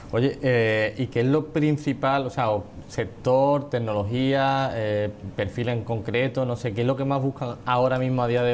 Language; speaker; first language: Spanish; native; Spanish